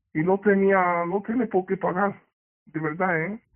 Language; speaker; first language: Spanish; non-native, fluent; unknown